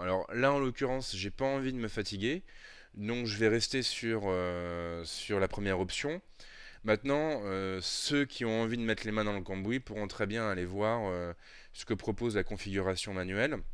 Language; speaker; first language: French; native; French